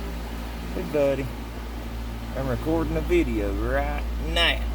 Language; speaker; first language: English; native; English